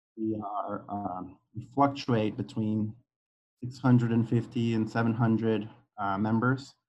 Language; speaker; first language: English; non-native, fluent; Spanish